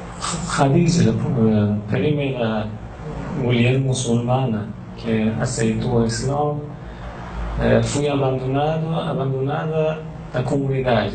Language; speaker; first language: Portuguese; non-native, learner; Persian